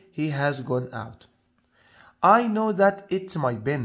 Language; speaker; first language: English; non-native, fluent; Arabic